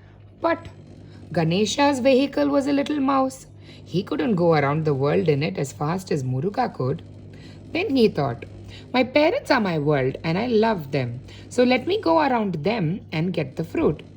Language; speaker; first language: English; non-native, local second language; Tamil